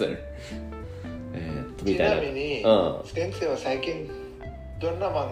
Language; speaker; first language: Japanese; non-native, learner; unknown